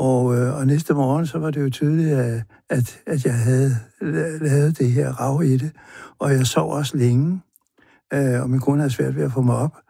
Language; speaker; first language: Danish; native; Danish